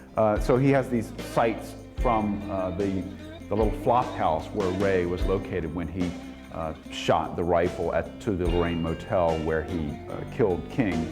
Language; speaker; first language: English; native; English